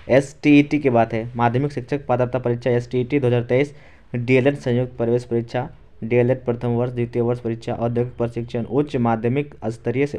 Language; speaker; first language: Hindi; native; Hindi